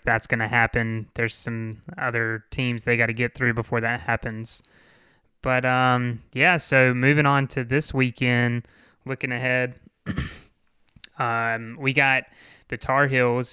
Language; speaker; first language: English; native; English